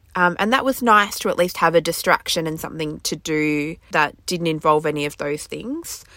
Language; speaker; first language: English; native; English